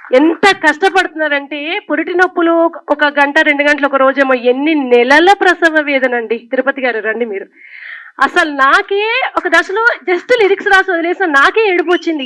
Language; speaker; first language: Telugu; native; Telugu